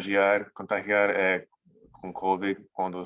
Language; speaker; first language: Portuguese; non-native, fluent; English